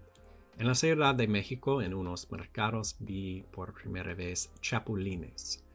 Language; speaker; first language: Spanish; non-native, learner; English